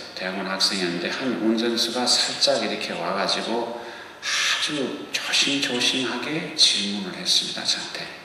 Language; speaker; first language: Korean; non-native, local second language; English